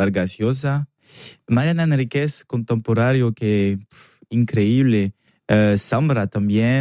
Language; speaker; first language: Spanish; non-native, fluent; French